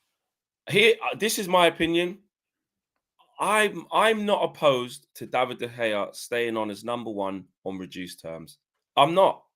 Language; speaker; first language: English; native; English